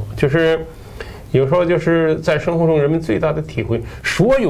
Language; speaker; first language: Chinese; native; Chinese